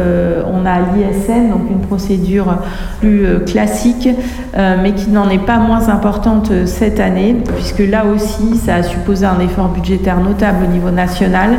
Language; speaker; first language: French; native; French